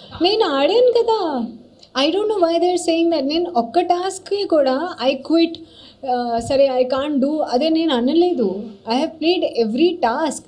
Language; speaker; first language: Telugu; non-native, learner; Hindi